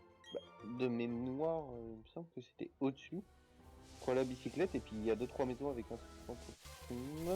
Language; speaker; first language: French; native; French